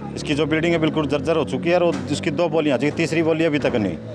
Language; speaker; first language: Hindi; native; Hindi